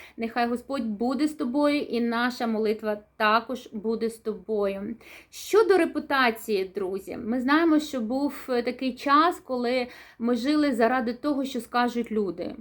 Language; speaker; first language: Ukrainian; non-native, local second language; Russian